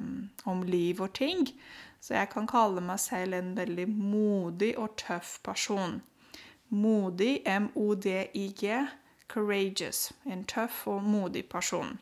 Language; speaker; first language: Norwegian; non-native, fluent; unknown